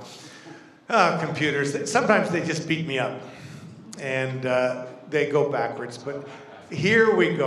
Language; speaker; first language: English; native; English